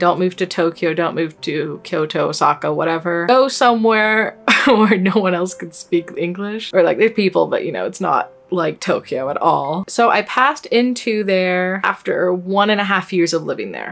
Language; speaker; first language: English; native; English